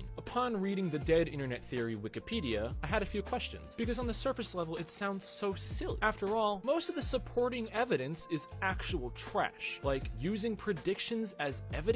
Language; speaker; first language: English; native; English